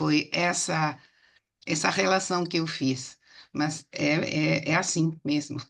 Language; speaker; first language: Portuguese; non-native, fluent; Spanish